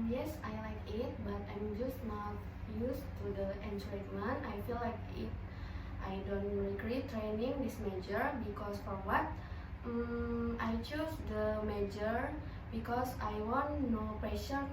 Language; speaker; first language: English; non-native, learner; Indonesian